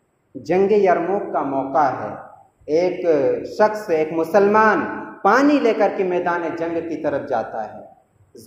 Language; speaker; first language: Urdu; native; Urdu